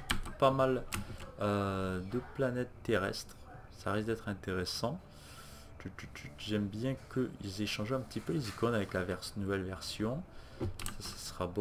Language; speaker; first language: French; native; French